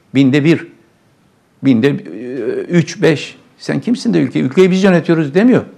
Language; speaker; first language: Turkish; native; Turkish